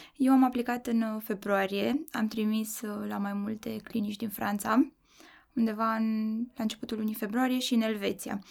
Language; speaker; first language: Romanian; native; Romanian